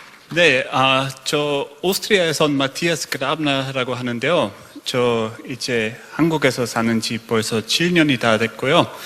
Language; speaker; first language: Korean; non-native, fluent; German